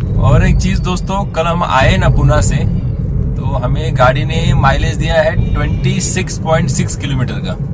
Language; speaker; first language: Hindi; non-native, local second language; Marathi